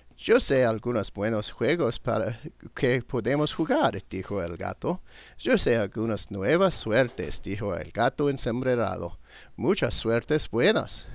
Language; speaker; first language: Spanish; non-native, learner; English